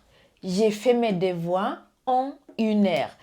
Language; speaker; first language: French; non-native, fluent; English